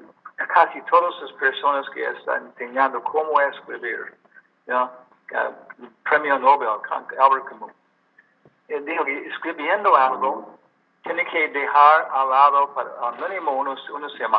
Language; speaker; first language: Spanish; non-native, learner; English